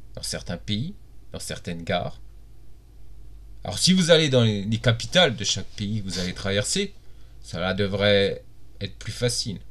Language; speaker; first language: French; native; French